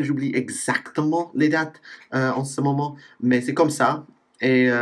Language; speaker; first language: French; non-native, fluent; English